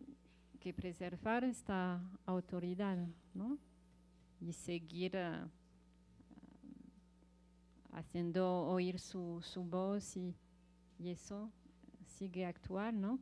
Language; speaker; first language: Spanish; non-native, fluent; French